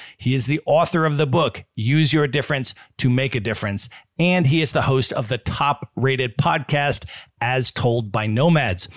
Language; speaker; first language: English; native; English